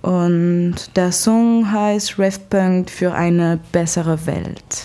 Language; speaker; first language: German; non-native, fluent; French